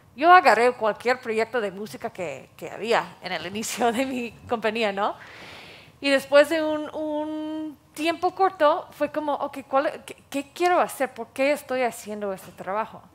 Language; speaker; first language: Spanish; non-native, fluent; English